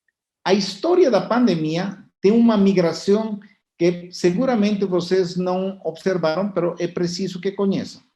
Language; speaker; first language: Portuguese; non-native, fluent; Spanish